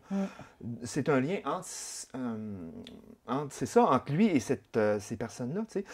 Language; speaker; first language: French; native; French